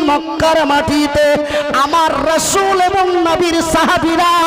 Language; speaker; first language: Bangla; native; Bangla